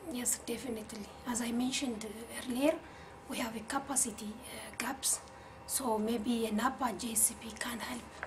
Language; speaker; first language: English; non-native, fluent; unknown